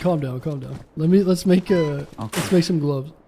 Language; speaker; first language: English; native; English